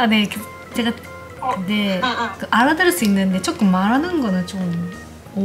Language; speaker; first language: Korean; non-native, learner; Japanese